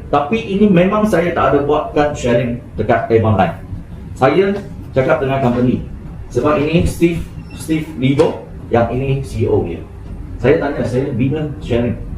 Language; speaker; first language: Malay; non-native, local second language; Chinese